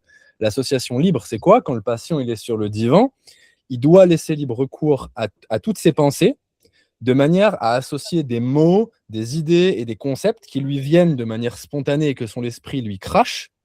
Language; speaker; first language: French; native; French